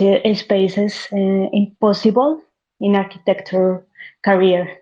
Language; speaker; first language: English; non-native, learner; Spanish